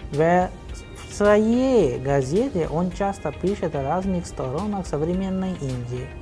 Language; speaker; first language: Russian; non-native, fluent; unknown